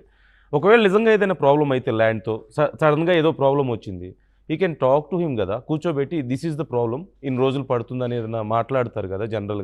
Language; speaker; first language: Telugu; native; Telugu